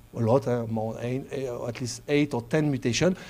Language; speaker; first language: English; non-native, fluent; French